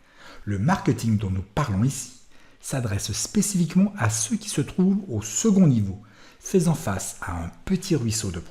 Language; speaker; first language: French; native; French